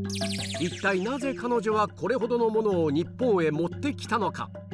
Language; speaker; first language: Japanese; native; Japanese